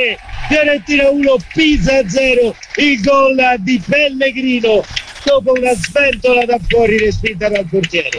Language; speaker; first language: Italian; native; Italian